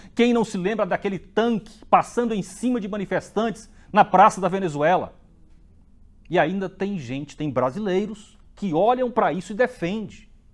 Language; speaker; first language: Portuguese; native; Portuguese